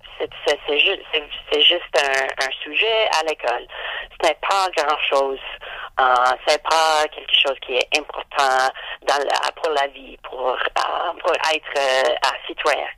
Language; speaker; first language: French; non-native, learner; English